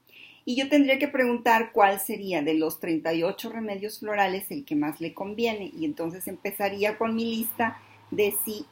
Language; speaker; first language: Spanish; native; Spanish